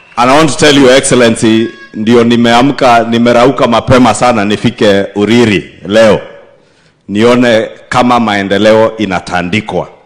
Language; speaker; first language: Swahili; non-native, local second language; Kikuyu